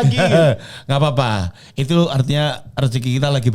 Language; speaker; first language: Indonesian; native; Indonesian